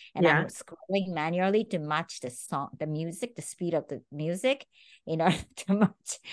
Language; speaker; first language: English; non-native, fluent; Japanese